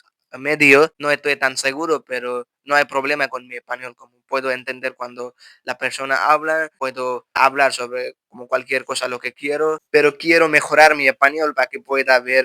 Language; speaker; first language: Spanish; non-native, fluent; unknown